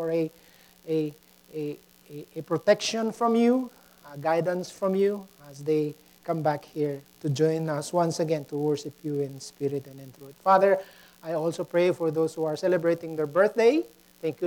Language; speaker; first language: English; non-native, local second language; Pampanga